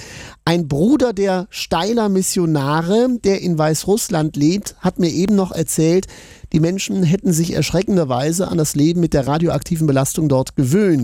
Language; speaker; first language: German; native; German